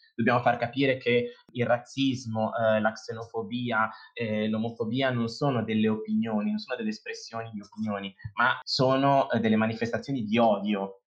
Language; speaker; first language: Italian; native; Italian